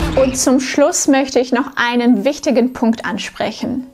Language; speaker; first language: German; non-native, fluent; Russian